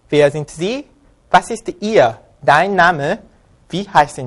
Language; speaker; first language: German; non-native, fluent; Korean